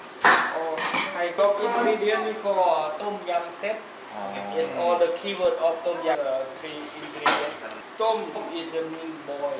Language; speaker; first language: English; non-native, learner; Thai